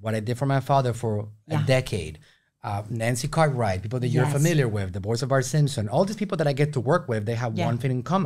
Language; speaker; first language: English; native; English